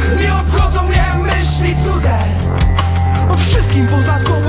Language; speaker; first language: Polish; non-native, fluent; Ukrainian